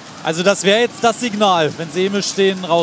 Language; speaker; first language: German; native; German